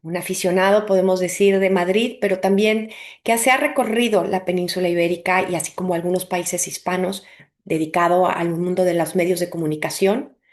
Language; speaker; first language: Spanish; native; Spanish